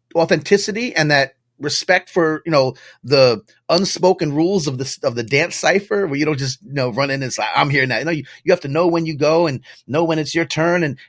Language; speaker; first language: English; native; English